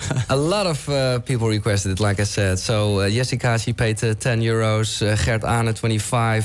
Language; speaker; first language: English; non-native, fluent; Dutch